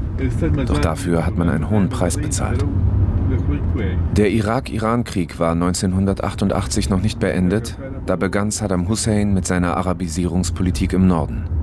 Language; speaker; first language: German; native; German